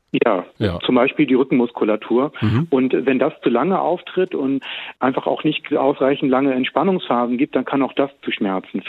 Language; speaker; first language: German; native; German